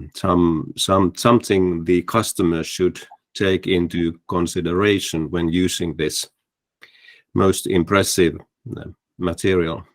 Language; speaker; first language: English; non-native, fluent; Finnish